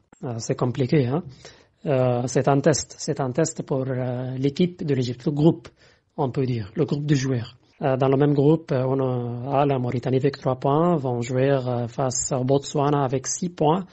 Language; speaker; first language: French; non-native, fluent; Arabic